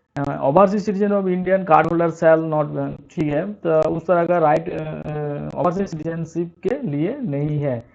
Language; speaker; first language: Hindi; non-native, local second language; Bangla